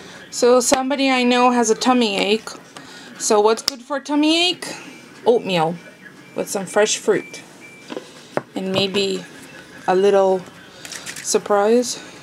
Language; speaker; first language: English; early bilingual, other home language; Russian